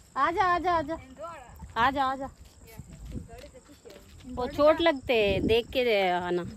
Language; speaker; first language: Hindi; non-native, local second language; Telugu